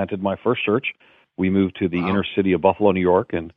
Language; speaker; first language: English; native; English